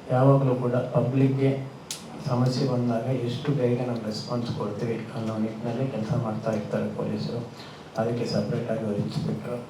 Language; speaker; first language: Kannada; native; Kannada